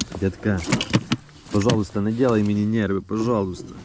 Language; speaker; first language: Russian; non-native, local second language; Ukrainian